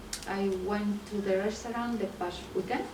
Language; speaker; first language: English; non-native, learner; Spanish